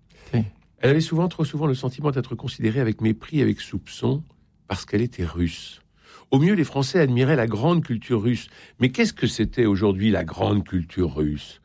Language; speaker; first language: French; native; French